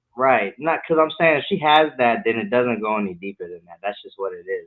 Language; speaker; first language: English; native; English